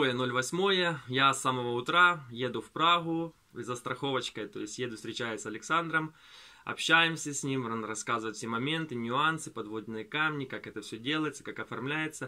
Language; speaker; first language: Russian; native; Russian